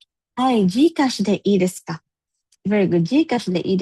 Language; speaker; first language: Japanese; non-native, fluent; Filipino